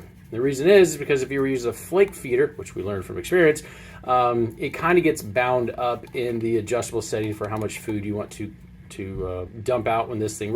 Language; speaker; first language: English; native; English